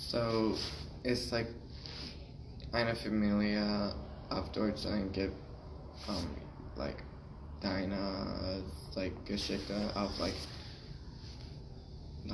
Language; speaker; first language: German; non-native, learner; English